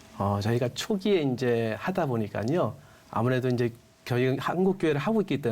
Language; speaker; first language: Korean; native; Korean